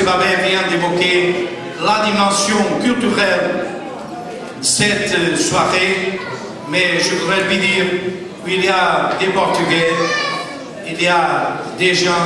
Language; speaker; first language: French; non-native, fluent; Portuguese